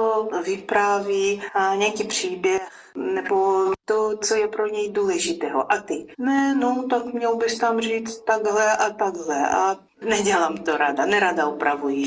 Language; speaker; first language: Czech; non-native, fluent; Ukrainian